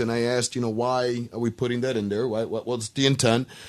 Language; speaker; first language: English; early bilingual, other home language; Spanish